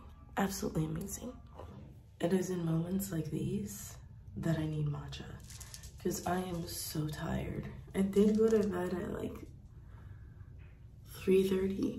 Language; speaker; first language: English; native; English